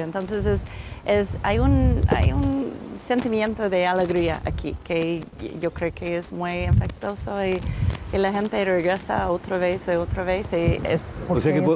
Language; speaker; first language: Spanish; non-native, learner; English